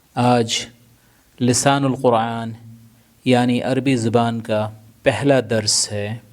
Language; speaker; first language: Urdu; native; Urdu